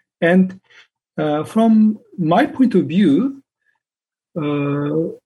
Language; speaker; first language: English; non-native, fluent; Korean